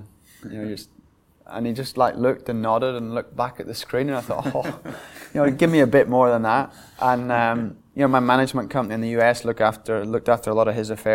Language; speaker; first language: English; native; English